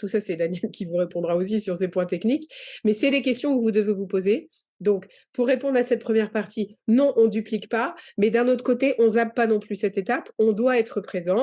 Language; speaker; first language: French; native; French